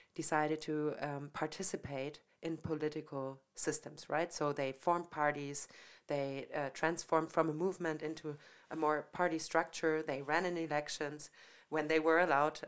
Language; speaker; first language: English; non-native, fluent; German